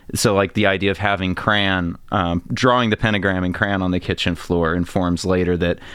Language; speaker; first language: English; native; English